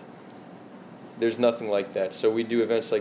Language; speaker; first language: English; native; English